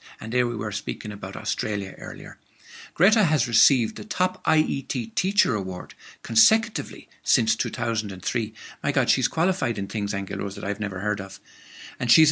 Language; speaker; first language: English; native; English